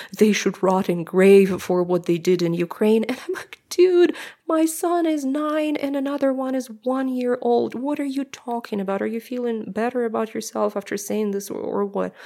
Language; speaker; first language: English; non-native, fluent; Russian